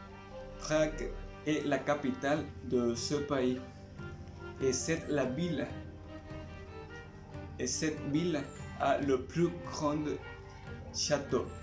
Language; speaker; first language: French; non-native, learner; Spanish